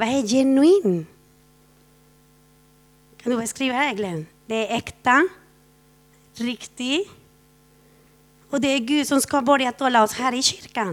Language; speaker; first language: Swedish; non-native, fluent; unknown